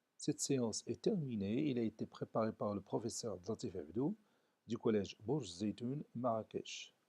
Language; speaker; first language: French; non-native, local second language; Arabic